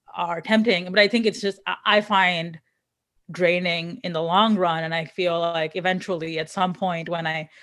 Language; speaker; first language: English; non-native, local second language; Hindi